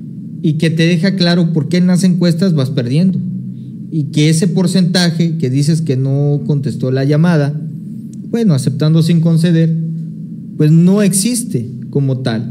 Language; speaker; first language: Spanish; native; Spanish